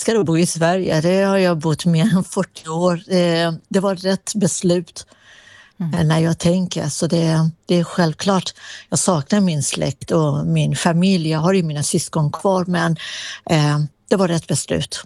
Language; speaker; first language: Swedish; non-native, fluent; Persian